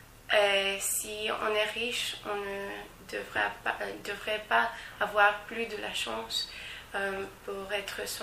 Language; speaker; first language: French; non-native, fluent; English